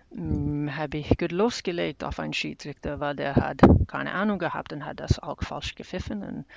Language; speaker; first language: German; non-native, learner; English